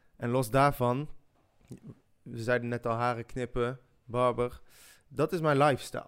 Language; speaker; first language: Dutch; early bilingual, other home language; French